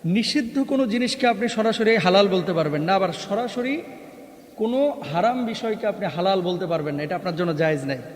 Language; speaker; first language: Bangla; native; Bangla